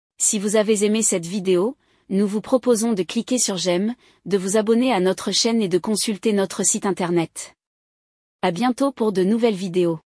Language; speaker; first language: French; native; French